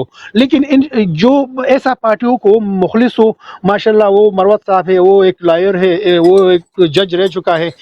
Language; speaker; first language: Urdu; non-native, local second language; Pashto